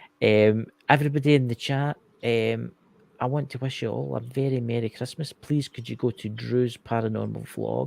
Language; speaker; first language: English; native; English